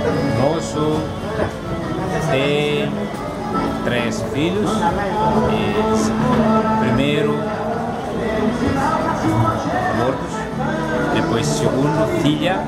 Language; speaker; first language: Portuguese; non-native, learner; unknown